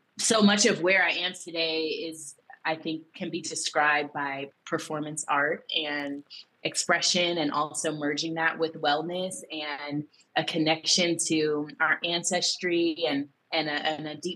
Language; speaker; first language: English; native; English